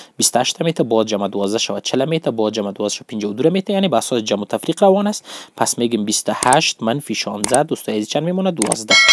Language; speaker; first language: Persian; non-native, local second language; Pashto